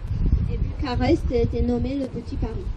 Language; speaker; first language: French; non-native, fluent; Romanian